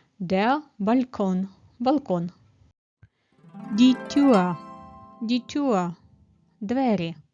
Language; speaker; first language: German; non-native, fluent; Ukrainian